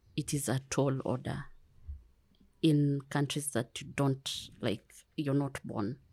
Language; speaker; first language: English; non-native, local second language; Kikuyu